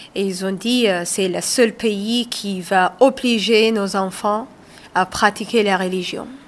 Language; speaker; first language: French; non-native, learner; Somali